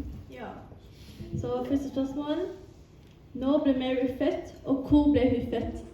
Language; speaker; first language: Norwegian; early bilingual, other home language; Hakha Chin